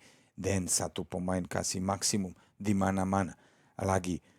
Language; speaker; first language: Indonesian; non-native, fluent; Serbian